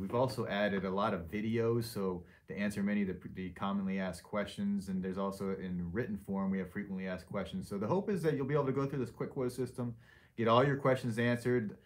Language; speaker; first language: English; native; English